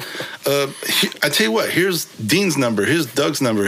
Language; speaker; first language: English; early bilingual, other home language; Korean